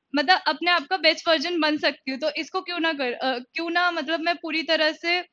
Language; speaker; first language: Hindi; native; Hindi